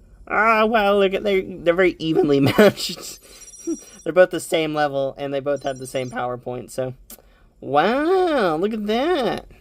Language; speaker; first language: English; native; English